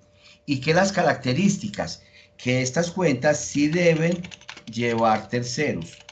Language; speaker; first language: Spanish; native; Spanish